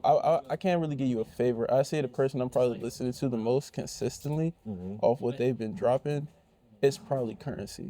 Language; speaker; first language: English; native; English